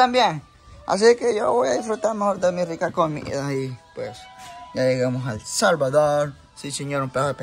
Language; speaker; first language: Spanish; native; Spanish